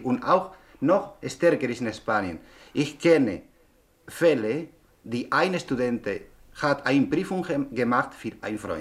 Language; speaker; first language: German; non-native, learner; Spanish